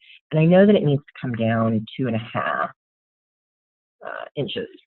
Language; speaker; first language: English; native; English